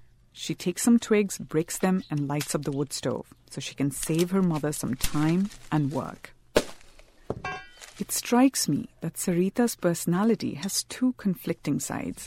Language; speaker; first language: English; non-native, local second language; Bangla